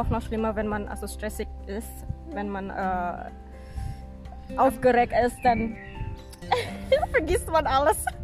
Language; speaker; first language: German; non-native, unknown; Indonesian